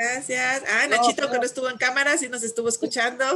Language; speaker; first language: Spanish; native; Spanish